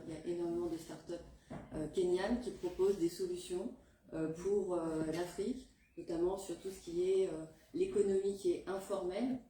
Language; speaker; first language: French; native; French